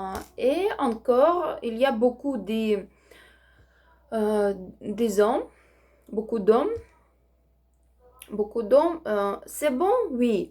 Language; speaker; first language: French; non-native, learner; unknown